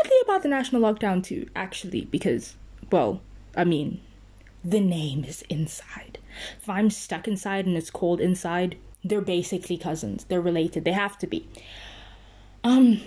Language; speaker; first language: English; non-native, local second language; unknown